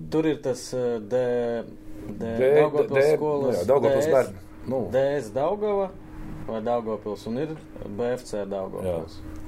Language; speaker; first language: Latvian; native; Latvian